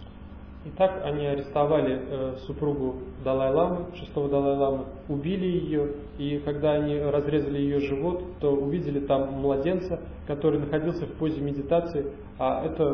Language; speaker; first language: Russian; native; Russian